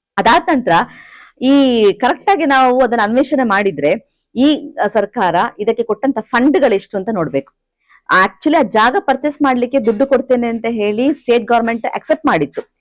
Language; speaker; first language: Kannada; native; Kannada